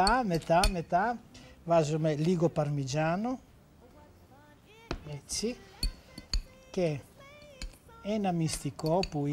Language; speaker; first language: Greek; non-native, learner; Italian